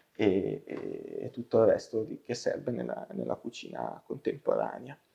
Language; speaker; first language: Italian; native; Italian